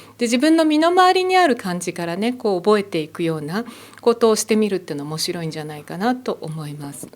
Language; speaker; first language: Japanese; native; Japanese